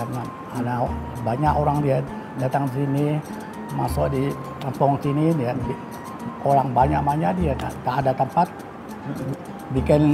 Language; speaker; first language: Indonesian; non-native, learner; Thai